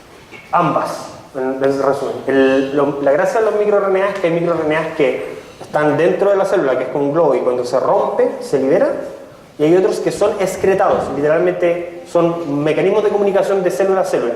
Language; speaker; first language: Spanish; native; Spanish